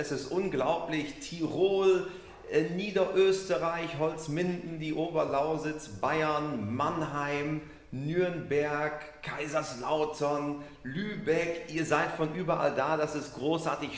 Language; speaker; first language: German; native; German